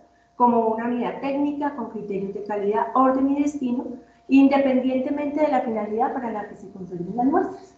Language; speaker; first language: Spanish; native; Spanish